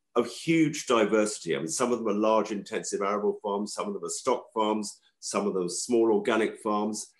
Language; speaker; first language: English; native; English